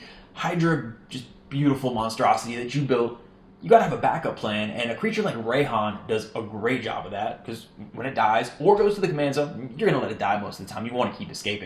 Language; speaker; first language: English; native; English